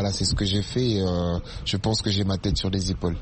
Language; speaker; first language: French; non-native, local second language; Swahili